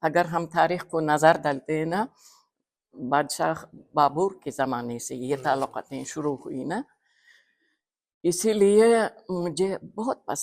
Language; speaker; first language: Hindi; non-native, fluent; Uzbek